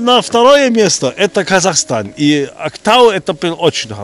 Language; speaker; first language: Russian; non-native, learner; German